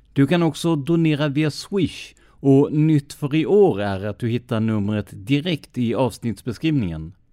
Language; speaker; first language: Swedish; native; Swedish